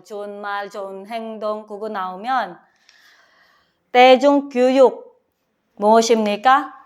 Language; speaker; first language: Korean; non-native, learner; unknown